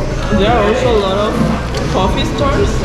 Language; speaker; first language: English; non-native, learner; Spanish